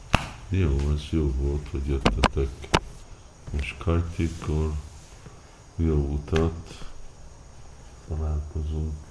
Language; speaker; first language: Hungarian; early bilingual, heritage; Hungarian